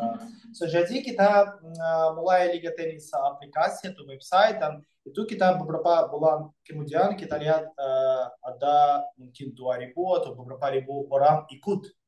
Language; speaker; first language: Indonesian; non-native, fluent; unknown